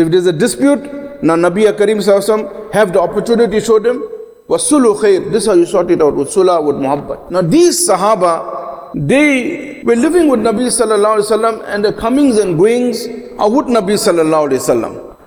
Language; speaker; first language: English; native; English